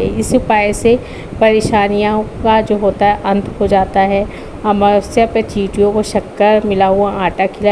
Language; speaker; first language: Hindi; native; Hindi